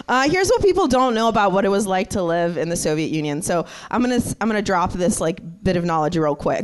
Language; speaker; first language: English; early bilingual, other home language; Russian